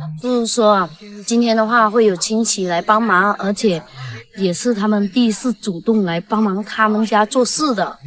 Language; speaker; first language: Chinese; non-native, fluent; Vietnamese